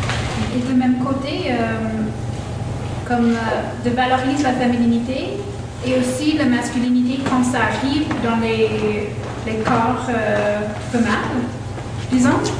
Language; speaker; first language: French; non-native, local second language; English